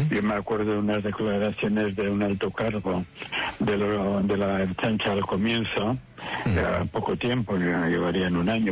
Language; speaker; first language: Spanish; native; Spanish